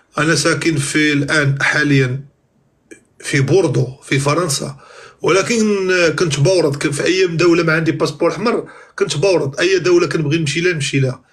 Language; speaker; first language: Arabic; native; Arabic